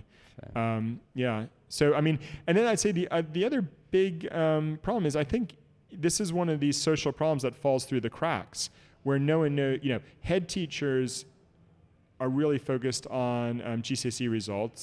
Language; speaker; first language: English; native; English